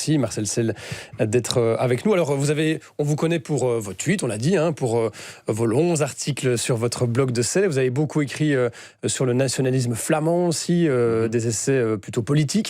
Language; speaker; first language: French; native; French